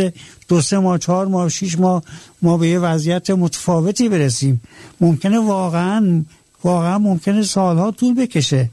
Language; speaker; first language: Persian; native; Persian